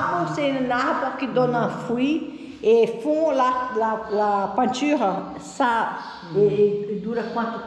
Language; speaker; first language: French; non-native, fluent; Portuguese